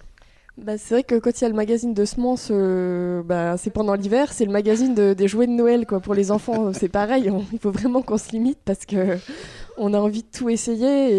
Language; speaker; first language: French; native; French